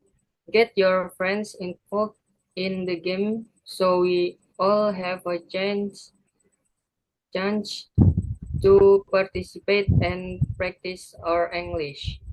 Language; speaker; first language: English; non-native, learner; Indonesian